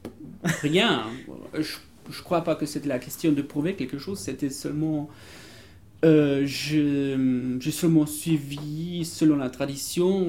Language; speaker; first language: French; non-native, fluent; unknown